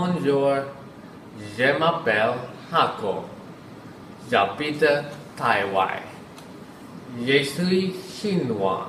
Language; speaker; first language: French; non-native, learner; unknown